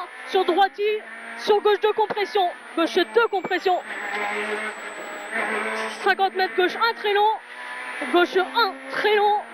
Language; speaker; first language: French; native; French